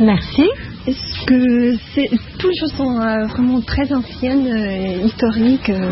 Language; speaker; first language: French; non-native, fluent; Russian